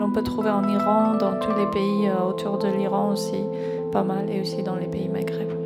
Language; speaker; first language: French; non-native, fluent; Kurdish